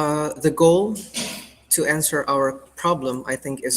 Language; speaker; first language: English; non-native, fluent; Indonesian